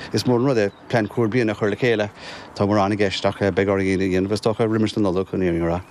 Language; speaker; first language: Irish; native; Irish